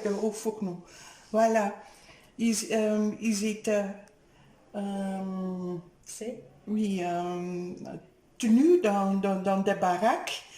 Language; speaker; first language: French; non-native, fluent; Dutch